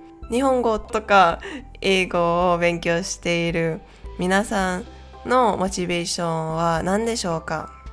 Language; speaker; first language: Japanese; non-native, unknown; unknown